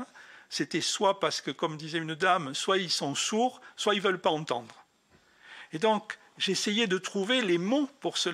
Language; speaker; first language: French; native; French